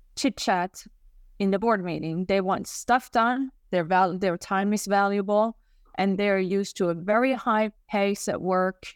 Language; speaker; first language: English; non-native, fluent; Swedish